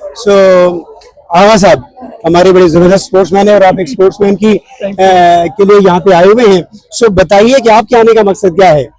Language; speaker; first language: Urdu; native; Urdu